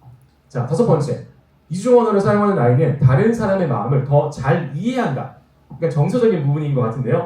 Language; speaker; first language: Korean; native; Korean